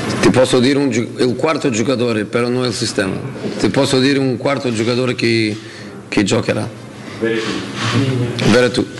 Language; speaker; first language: Italian; non-native, fluent; Portuguese